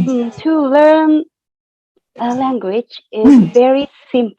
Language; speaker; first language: English; non-native, fluent; Japanese